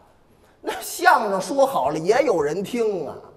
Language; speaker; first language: Chinese; native; Chinese